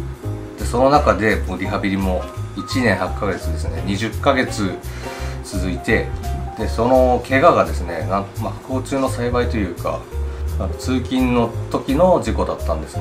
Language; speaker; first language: Japanese; native; Japanese